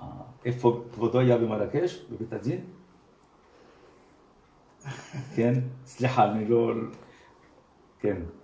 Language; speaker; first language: Hebrew; non-native, fluent; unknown